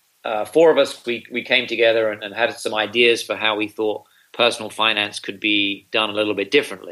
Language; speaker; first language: English; native; English